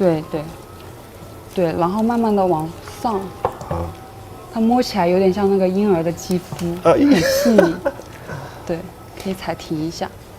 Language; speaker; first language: Chinese; native; Chinese